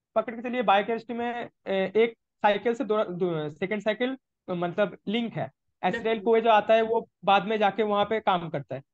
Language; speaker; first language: Hindi; non-native, local second language; Bangla